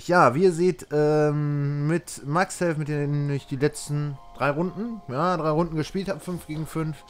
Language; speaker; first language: German; native; German